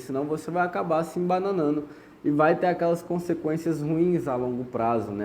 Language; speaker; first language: Portuguese; native; Portuguese